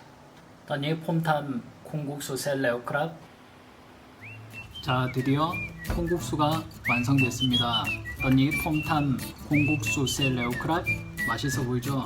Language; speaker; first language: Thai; non-native, learner; Korean